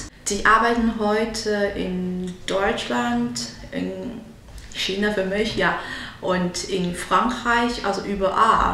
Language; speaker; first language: German; non-native, learner; Chinese